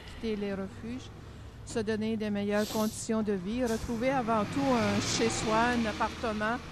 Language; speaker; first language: French; native; French